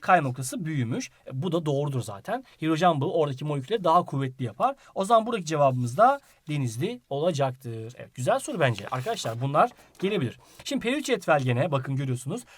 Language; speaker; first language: Turkish; native; Turkish